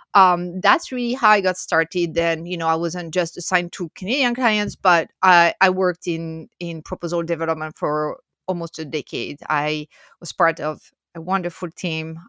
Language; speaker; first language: English; non-native, fluent; French